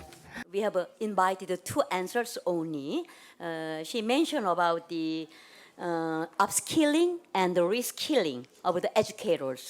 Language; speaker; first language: English; non-native, learner; Korean